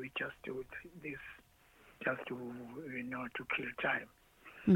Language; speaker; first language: English; non-native, local second language; Zulu